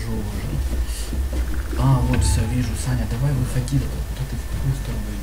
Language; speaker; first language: Russian; native; Russian